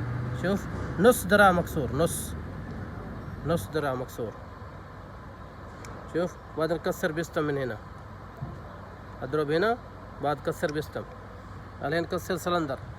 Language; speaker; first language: Arabic; non-native, learner; Urdu